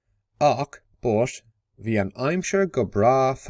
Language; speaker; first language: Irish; non-native, local second language; English